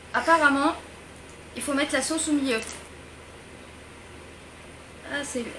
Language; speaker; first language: French; native; French